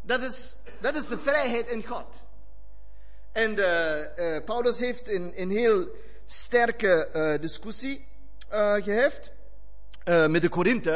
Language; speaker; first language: Dutch; non-native, fluent; German